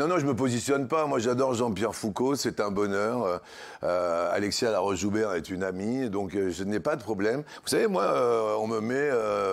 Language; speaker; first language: French; native; French